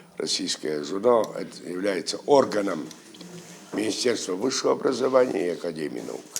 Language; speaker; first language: Russian; non-native, local second language; Abkhazian